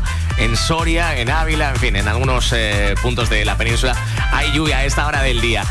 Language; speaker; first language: Spanish; native; Spanish